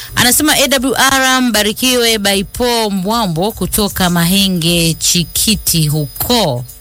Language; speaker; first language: Swahili; native; Swahili